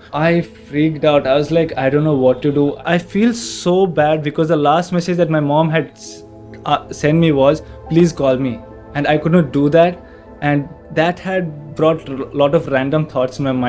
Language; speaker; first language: English; non-native, local second language; Kashmiri